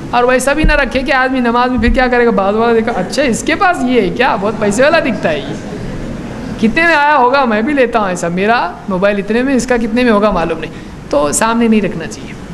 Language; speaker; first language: Urdu; native; Urdu